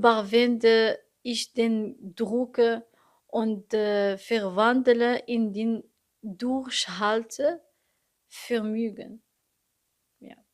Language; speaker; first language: German; non-native, learner; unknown